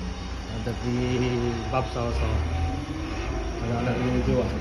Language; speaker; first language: Arabic; non-native, learner; Bangla